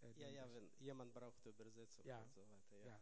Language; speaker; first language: German; non-native, learner; Russian